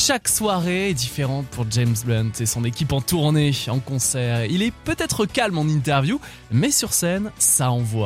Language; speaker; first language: French; native; French